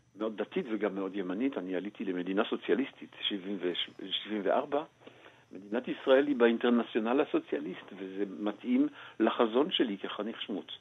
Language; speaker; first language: Hebrew; non-native, fluent; French